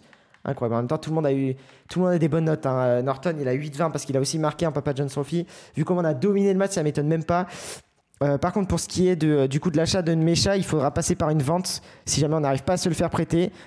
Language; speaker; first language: French; native; French